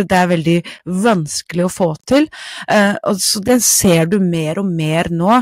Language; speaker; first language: Norwegian; non-native, fluent; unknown